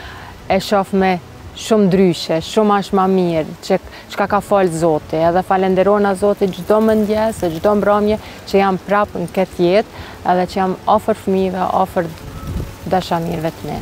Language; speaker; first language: Albanian; early bilingual, heritage; Albanian